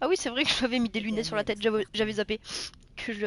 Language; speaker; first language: French; native; French